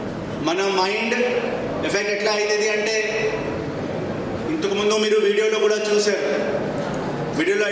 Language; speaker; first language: Telugu; non-native, fluent; Hindi